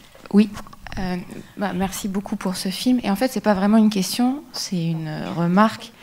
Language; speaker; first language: French; native; French